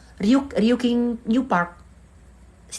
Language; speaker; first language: Japanese; non-native, learner; Indonesian